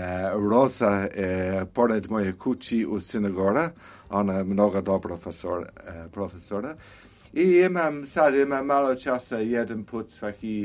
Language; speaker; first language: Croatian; non-native, learner; English